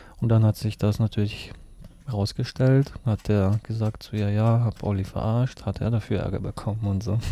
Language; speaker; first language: German; early bilingual, other home language; Russian